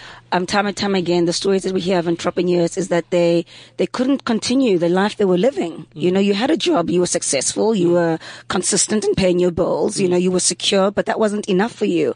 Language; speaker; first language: English; non-native, local second language; Xhosa